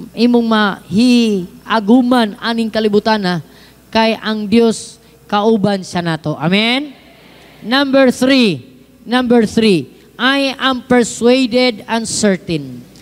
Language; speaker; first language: Cebuano; native; Cebuano